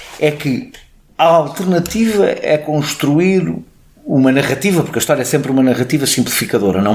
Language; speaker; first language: Portuguese; native; Portuguese